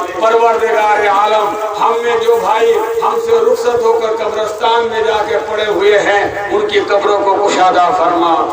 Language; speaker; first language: Urdu; non-native, local second language; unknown